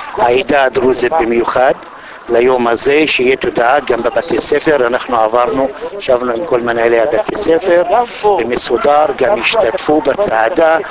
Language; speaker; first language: Hebrew; non-native, local second language; Arabic